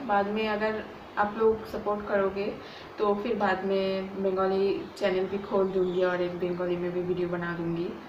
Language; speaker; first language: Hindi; non-native, local second language; Bangla